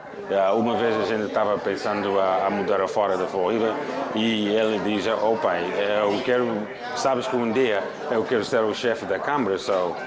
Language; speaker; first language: Portuguese; non-native, local second language; Kabuverdianu